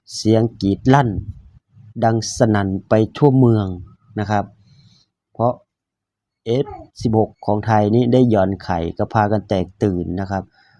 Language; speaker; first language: Thai; native; Thai